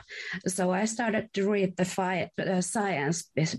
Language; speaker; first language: English; non-native, fluent; Finnish